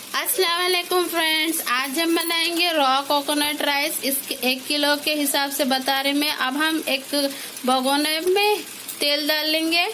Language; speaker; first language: Hindi; native; Hindi